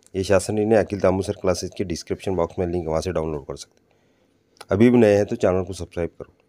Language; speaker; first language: Hindi; non-native, local second language; Marathi